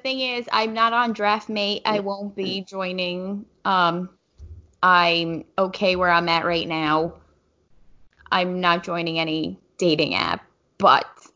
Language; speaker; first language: English; native; English